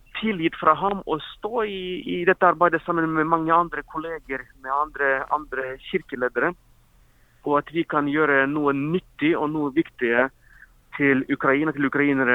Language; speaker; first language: Norwegian; non-native, fluent; Ukrainian